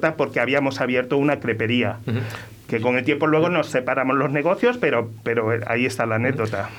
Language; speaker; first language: Spanish; native; Spanish